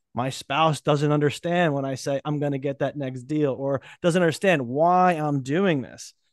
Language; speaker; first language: English; native; English